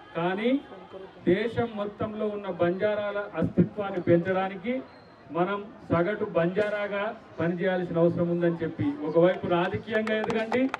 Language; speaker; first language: Telugu; native; Telugu